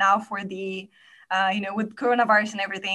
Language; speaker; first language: English; non-native, fluent; Romanian